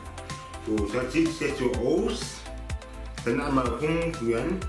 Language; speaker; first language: German; non-native, learner; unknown